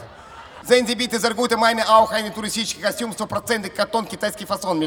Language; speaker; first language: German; non-native, learner; Russian